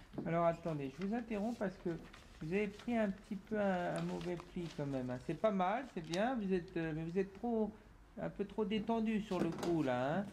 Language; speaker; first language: French; native; French